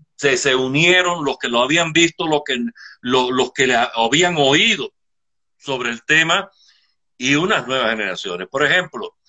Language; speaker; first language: Spanish; native; Spanish